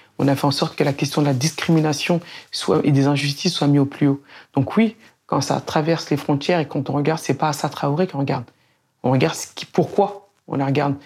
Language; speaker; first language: French; native; French